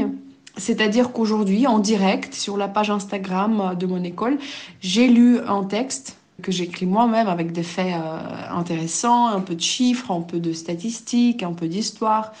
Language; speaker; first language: French; non-native, fluent; Ukrainian